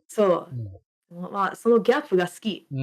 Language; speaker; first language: Japanese; non-native, fluent; English